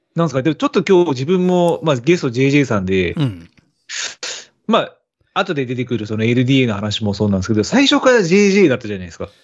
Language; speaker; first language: Japanese; native; Japanese